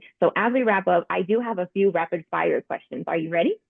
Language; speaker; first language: English; native; English